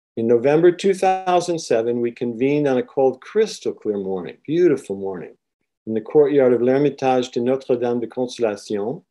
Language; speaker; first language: English; native; English